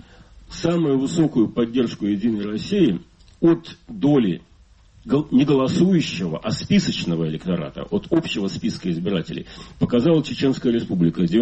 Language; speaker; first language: Russian; native; Russian